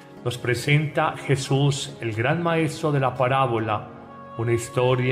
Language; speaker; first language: Spanish; native; Spanish